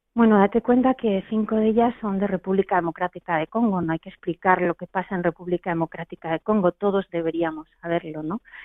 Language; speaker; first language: Spanish; native; Spanish